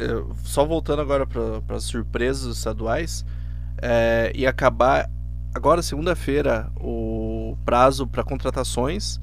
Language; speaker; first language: Portuguese; native; Portuguese